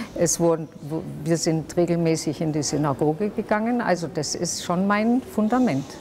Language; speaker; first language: German; non-native, local second language; Yiddish